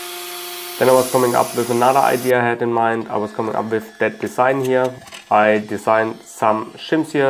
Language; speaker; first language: English; non-native, fluent; German